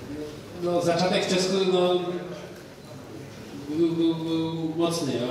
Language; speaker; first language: Czech; non-native, learner; Polish